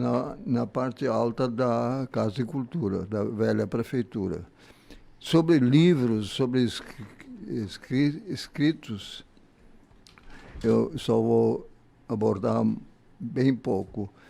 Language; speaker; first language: Portuguese; early bilingual, other home language; German